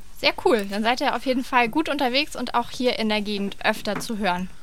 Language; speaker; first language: German; native; German